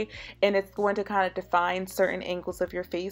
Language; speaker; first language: English; native; English